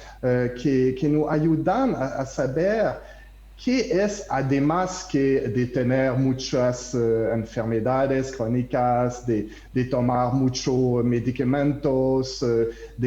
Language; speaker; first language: Spanish; non-native, learner; French